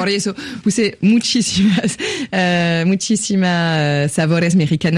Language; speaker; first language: Spanish; non-native, fluent; French